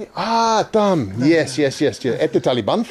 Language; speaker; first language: Russian; non-native, learner; English